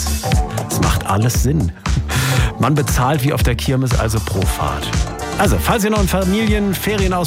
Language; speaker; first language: German; native; German